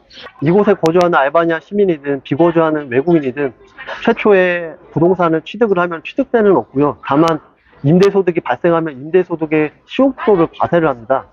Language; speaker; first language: Korean; native; Korean